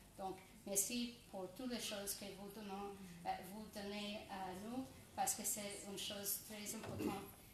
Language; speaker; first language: French; non-native, learner; English